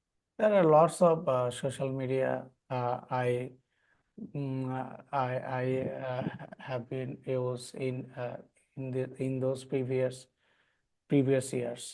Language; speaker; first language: English; non-native, learner; Bangla